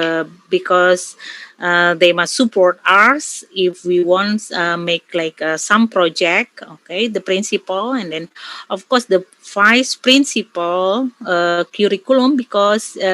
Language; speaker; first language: English; non-native, learner; Indonesian